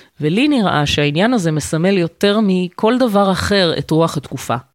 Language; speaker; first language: Hebrew; native; Hebrew